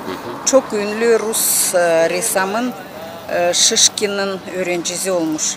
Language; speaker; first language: Turkish; non-native, learner; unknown